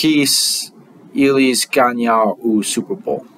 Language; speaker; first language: Portuguese; non-native, learner; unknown